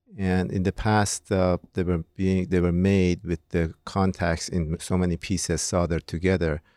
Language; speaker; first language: English; non-native, fluent; Persian